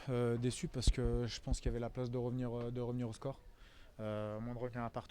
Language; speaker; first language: French; native; French